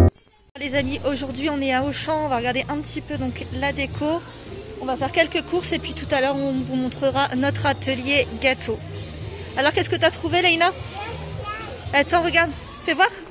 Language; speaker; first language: French; native; French